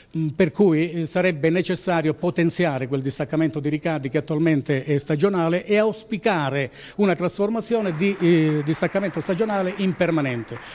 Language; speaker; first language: Italian; native; Italian